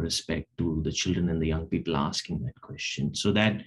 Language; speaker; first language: English; non-native, local second language; Telugu